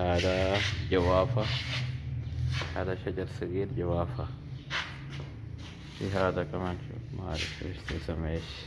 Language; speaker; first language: Arabic; non-native, learner; Urdu